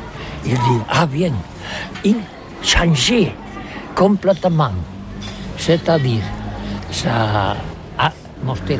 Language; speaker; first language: French; non-native, learner; Catalan